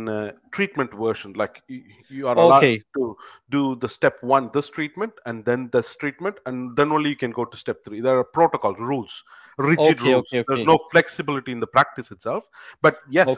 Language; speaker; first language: English; non-native, local second language; Tamil